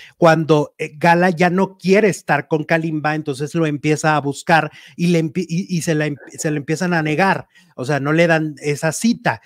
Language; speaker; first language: Spanish; native; Spanish